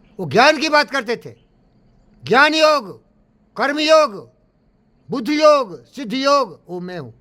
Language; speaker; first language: Hindi; native; Hindi